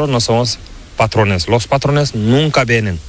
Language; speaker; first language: Spanish; non-native, learner; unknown